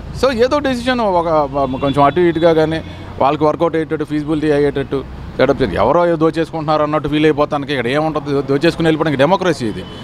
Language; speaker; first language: Telugu; native; Telugu